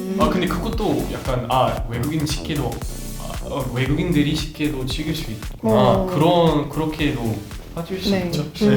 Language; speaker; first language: Korean; non-native, fluent; English